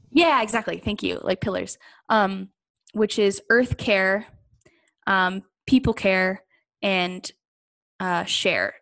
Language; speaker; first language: English; native; English